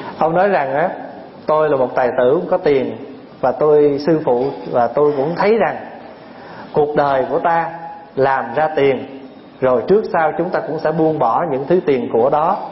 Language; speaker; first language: Vietnamese; early bilingual, other home language; English